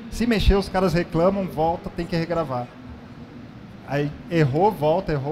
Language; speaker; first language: Portuguese; native; Portuguese